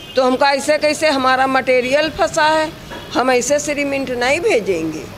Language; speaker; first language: Hindi; native; Hindi